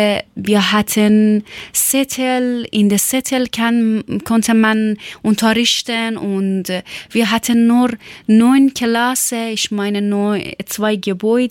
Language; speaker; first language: German; non-native, learner; Persian